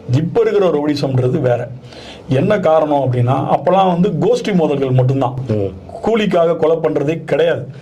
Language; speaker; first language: Tamil; native; Tamil